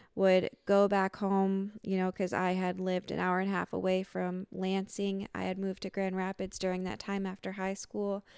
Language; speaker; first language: English; native; English